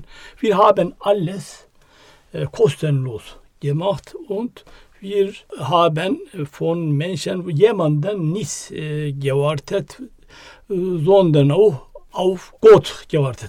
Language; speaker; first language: German; non-native, learner; Turkish